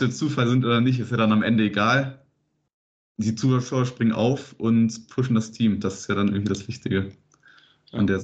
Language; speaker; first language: German; native; German